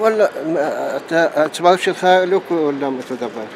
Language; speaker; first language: Hebrew; non-native, local second language; Arabic